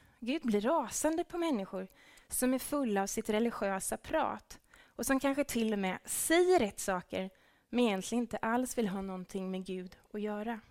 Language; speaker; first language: Swedish; native; Swedish